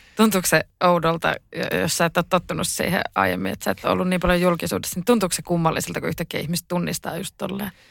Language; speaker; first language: Finnish; native; Finnish